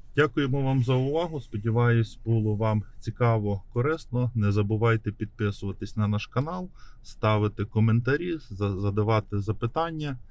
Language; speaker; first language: Ukrainian; native; Ukrainian